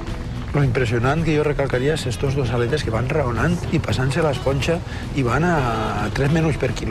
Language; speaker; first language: Catalan; native; Catalan